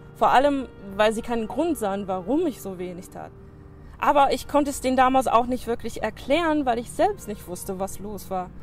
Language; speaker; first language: German; non-native, fluent; English